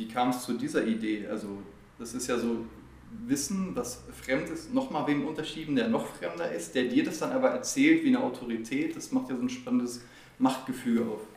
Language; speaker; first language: German; native; German